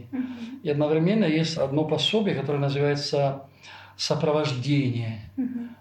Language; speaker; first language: Russian; non-native, fluent; Italian